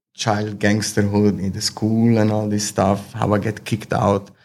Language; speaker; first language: English; non-native, fluent; Slovenian